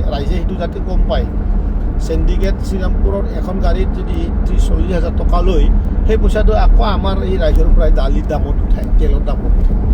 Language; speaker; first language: Assamese; non-native, local second language; Bodo